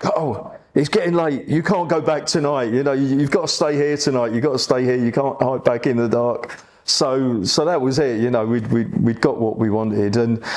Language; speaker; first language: English; native; English